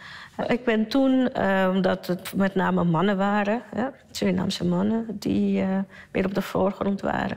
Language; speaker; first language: Dutch; early bilingual, other home language; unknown